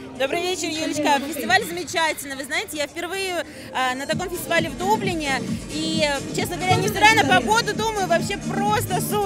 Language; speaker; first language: Russian; native; Russian